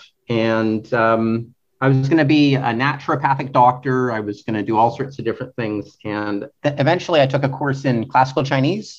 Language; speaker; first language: English; native; English